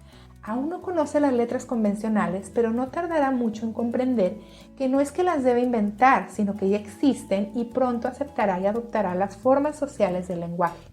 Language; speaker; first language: Spanish; native; Spanish